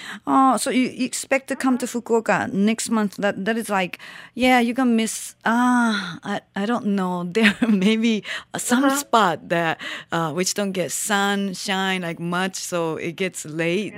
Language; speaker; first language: English; non-native, fluent; Japanese